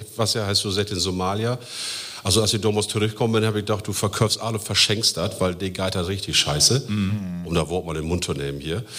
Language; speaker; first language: German; native; German